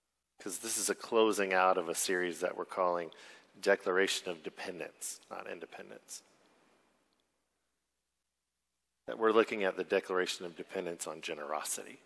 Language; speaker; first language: English; native; English